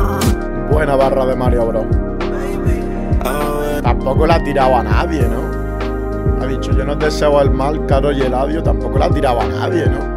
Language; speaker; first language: Spanish; native; Spanish